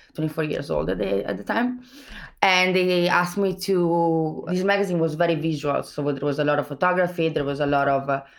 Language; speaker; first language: English; non-native, fluent; Italian